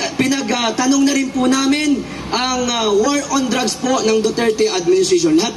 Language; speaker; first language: Filipino; non-native, local second language; Bikol